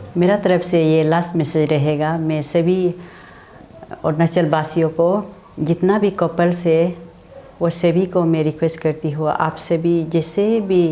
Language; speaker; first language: Hindi; non-native, local second language; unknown